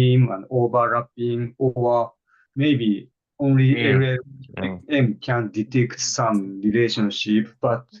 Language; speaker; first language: English; non-native, fluent; Japanese